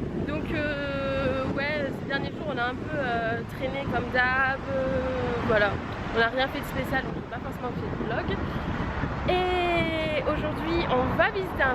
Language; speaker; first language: French; native; French